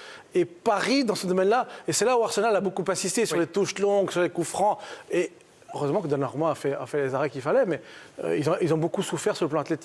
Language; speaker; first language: French; native; French